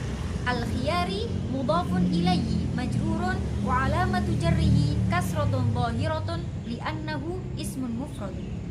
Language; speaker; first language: Arabic; non-native, learner; Indonesian